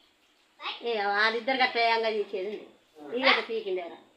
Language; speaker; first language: Telugu; native; Telugu